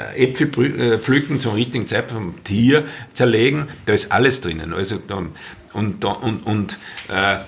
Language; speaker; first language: German; native; German